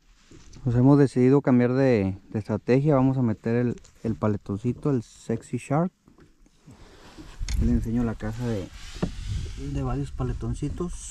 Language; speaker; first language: Spanish; native; Spanish